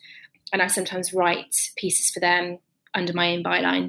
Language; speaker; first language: English; native; English